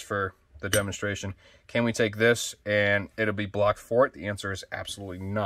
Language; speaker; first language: English; native; English